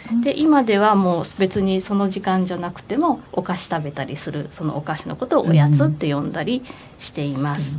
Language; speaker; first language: Japanese; native; Japanese